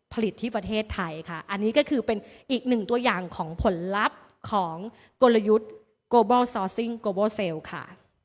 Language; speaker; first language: Thai; native; Thai